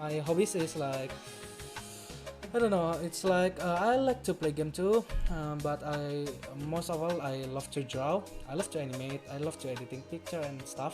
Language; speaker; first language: English; non-native, learner; Indonesian